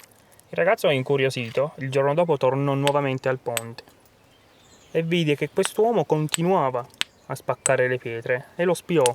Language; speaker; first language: Italian; native; Italian